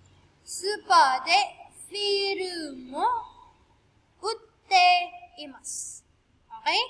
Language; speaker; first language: Japanese; non-native, fluent; Filipino